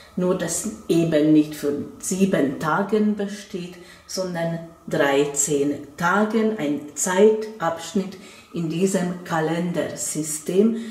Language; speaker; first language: German; non-native, fluent; Hungarian